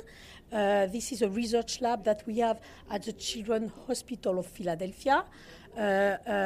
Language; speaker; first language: English; non-native, fluent; French